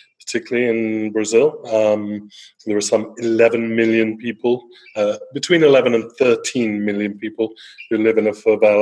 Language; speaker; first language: English; native; English